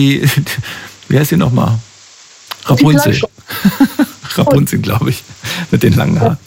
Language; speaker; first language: German; native; German